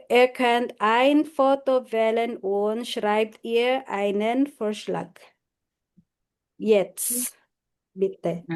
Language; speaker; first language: German; non-native, fluent; Filipino